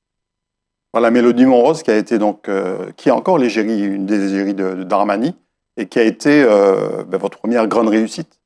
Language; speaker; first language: French; native; French